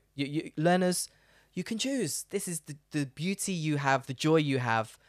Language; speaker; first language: English; native; English